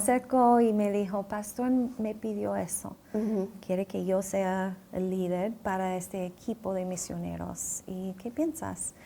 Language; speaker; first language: Spanish; non-native, fluent; English